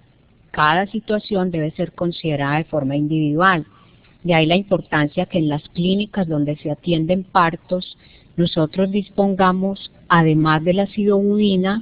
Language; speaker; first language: Spanish; native; Spanish